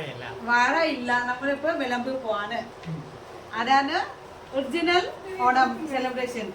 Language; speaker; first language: Malayalam; non-native, learner; Bodo